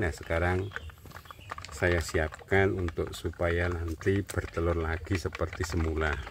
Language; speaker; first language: Indonesian; native; Indonesian